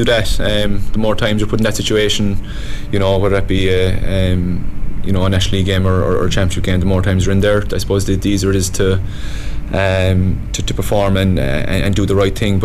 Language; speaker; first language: English; native; English